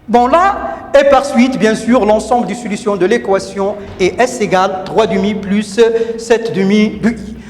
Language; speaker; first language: French; non-native, local second language; Arabic